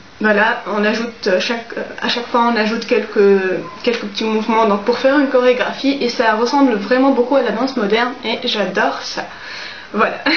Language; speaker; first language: French; non-native, local second language; Arabic